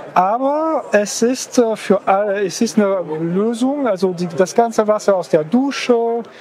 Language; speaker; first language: German; non-native, fluent; French